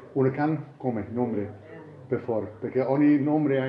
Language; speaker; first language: Italian; non-native, learner; English